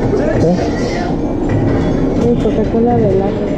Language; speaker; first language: Spanish; native; Spanish